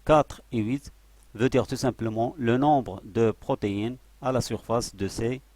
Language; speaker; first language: French; non-native, local second language; Arabic